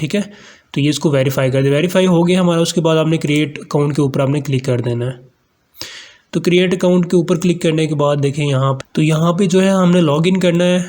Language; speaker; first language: Urdu; non-native, local second language; Punjabi